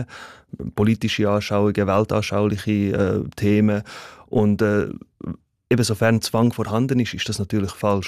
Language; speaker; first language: German; early bilingual, other home language; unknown